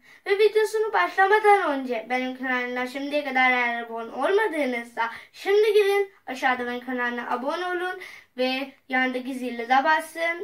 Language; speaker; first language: Turkish; non-native, learner; Urdu